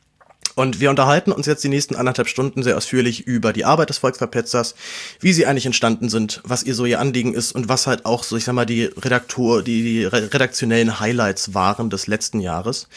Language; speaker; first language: German; native; German